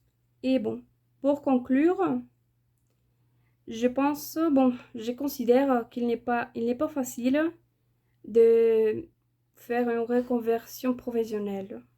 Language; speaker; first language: French; non-native, fluent; Spanish